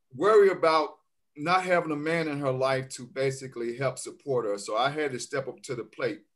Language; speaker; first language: English; native; English